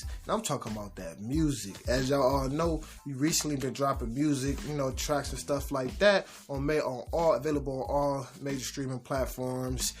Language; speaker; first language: English; native; English